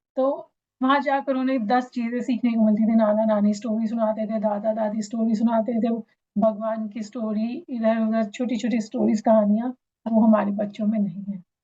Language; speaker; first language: Hindi; native; Hindi